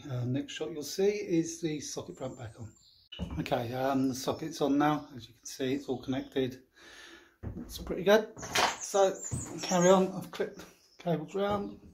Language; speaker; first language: English; native; English